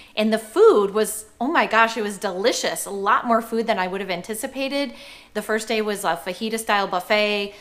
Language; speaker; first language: English; native; English